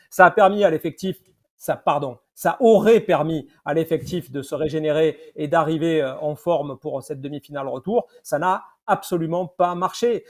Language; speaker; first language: French; native; French